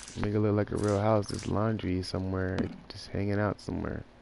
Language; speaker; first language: English; native; English